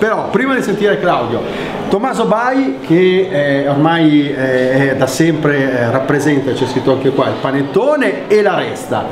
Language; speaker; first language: Italian; native; Italian